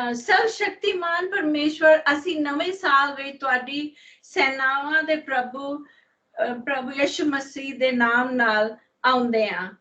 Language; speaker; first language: Punjabi; non-native, learner; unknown